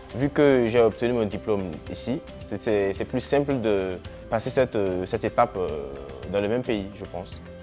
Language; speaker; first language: French; non-native, local second language; Mossi